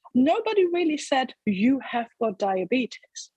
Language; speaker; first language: English; non-native, fluent; German